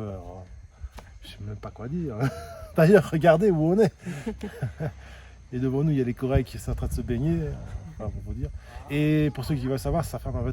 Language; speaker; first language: French; native; French